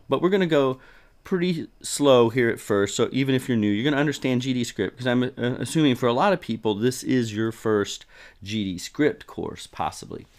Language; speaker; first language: English; native; English